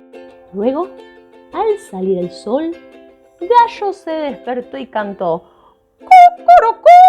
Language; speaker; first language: Spanish; native; Spanish